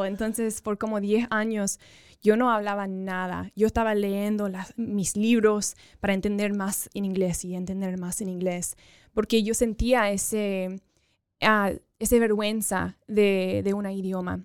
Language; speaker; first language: Spanish; early bilingual, other home language; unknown